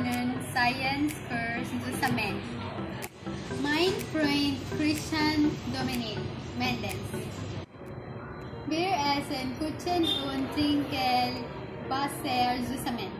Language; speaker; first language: German; non-native, learner; Filipino